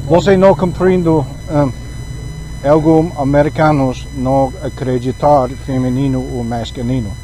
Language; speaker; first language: Portuguese; non-native, learner; English